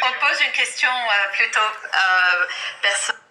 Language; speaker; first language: French; native; French